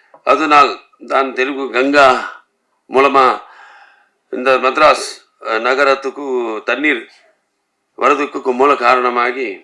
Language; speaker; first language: Tamil; non-native, learner; Telugu